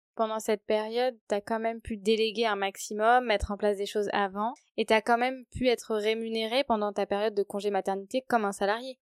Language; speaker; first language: French; native; French